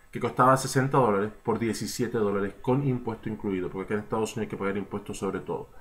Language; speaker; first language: Spanish; early bilingual, heritage; Spanish